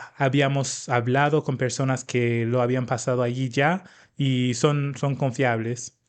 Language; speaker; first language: Spanish; non-native, fluent; English